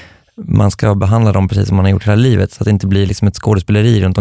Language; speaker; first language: Swedish; native; Swedish